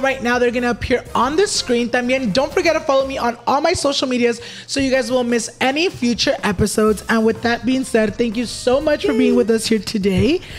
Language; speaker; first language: English; early bilingual, other home language; Spanish